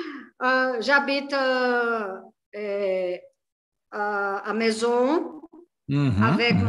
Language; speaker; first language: French; non-native, learner; Portuguese